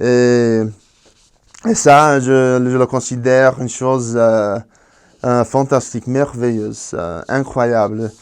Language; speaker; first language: French; non-native, fluent; Spanish